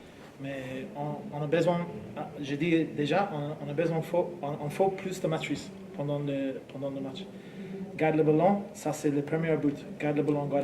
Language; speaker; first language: French; non-native, learner; English